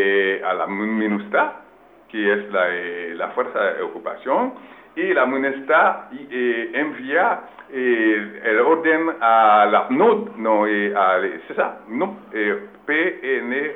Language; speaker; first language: Spanish; non-native, local second language; Haitian Creole